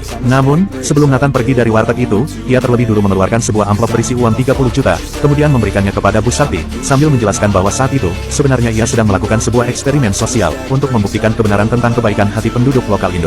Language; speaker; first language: Indonesian; native; Indonesian